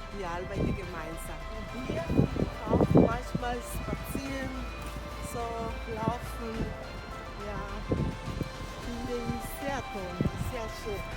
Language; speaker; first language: German; non-native, learner; Spanish